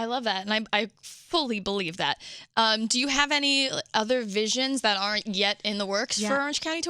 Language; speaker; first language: English; native; English